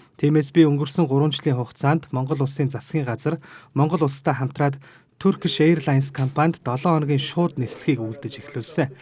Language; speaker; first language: Mongolian; non-native, fluent; Turkish